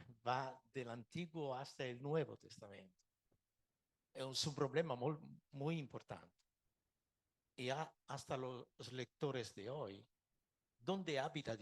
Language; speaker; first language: Spanish; non-native, fluent; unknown